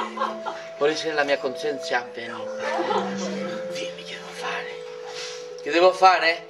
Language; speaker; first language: Italian; non-native, learner; Spanish